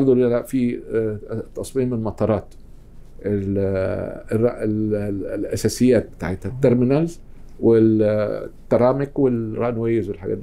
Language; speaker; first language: Arabic; native; Arabic